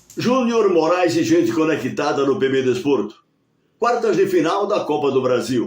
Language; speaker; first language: Portuguese; native; Portuguese